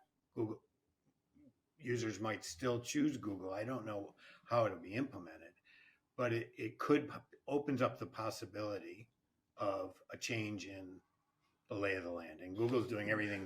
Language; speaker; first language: English; native; English